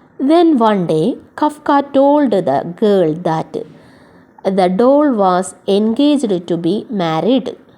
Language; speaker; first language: English; non-native, local second language; Malayalam